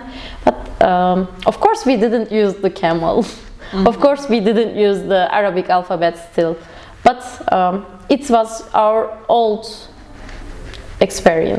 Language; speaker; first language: English; non-native, learner; Turkish